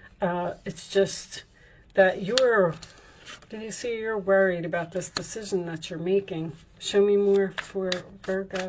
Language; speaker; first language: English; native; English